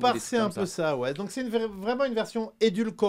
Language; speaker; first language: French; native; French